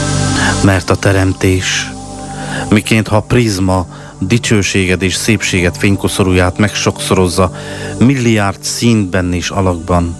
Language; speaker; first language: Hungarian; native; Hungarian